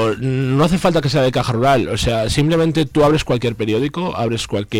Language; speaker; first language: Spanish; native; Spanish